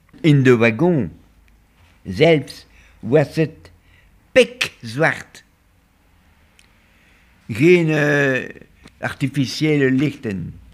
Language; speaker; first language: Dutch; non-native, local second language; French